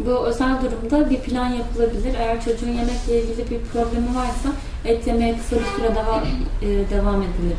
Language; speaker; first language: Turkish; native; Turkish